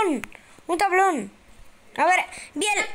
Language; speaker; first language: Spanish; native; Spanish